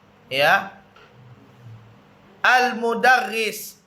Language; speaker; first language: Arabic; non-native, fluent; Indonesian